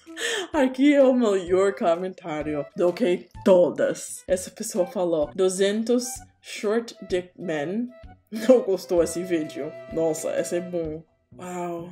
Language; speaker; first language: Portuguese; non-native, learner; English